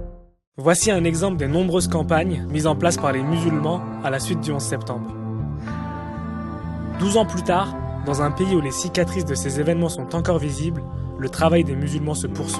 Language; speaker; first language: French; native; French